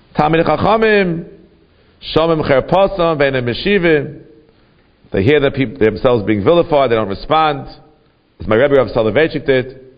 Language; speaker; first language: English; native; English